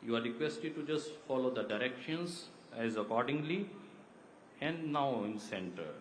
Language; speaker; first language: English; non-native, local second language; Hindi